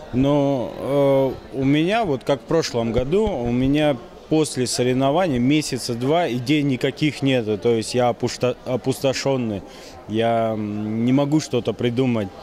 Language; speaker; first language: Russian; native; Russian